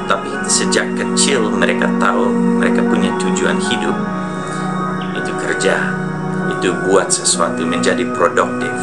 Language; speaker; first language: Indonesian; non-native, fluent; English